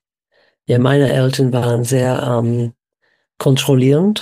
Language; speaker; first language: German; non-native, fluent; English